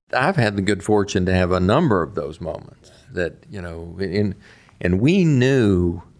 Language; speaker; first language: English; native; English